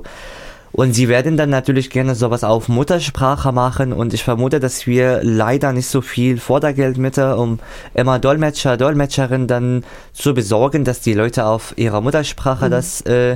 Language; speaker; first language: German; non-native, fluent; Arabic